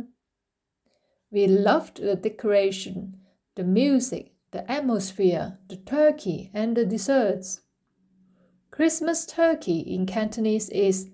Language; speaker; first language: English; non-native, local second language; Cantonese